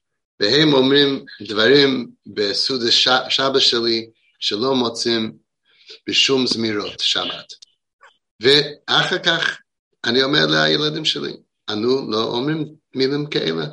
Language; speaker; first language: Hebrew; non-native, fluent; English